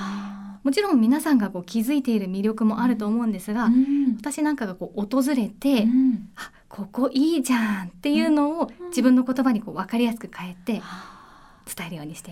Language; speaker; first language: Japanese; native; Japanese